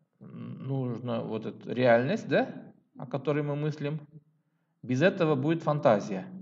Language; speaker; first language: Russian; non-native, local second language; Kyrgyz